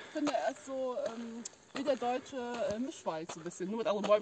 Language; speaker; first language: German; native; German